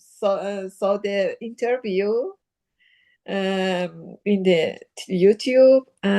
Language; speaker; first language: English; non-native, learner; Persian